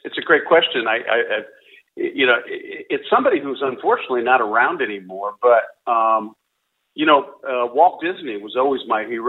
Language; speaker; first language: English; native; English